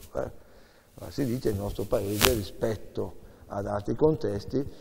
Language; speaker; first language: Italian; native; Italian